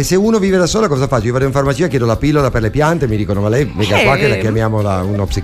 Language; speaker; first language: Italian; native; Italian